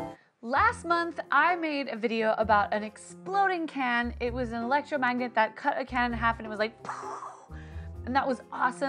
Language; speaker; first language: English; native; English